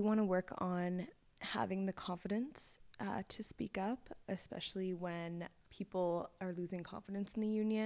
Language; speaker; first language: English; native; English